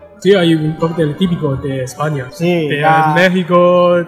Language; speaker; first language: Spanish; non-native, learner; Chinese